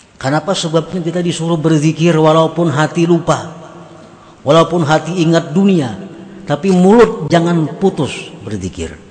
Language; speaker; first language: Indonesian; non-native, local second language; Banjar